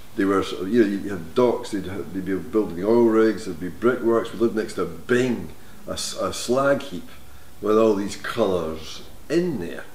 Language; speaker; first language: English; native; English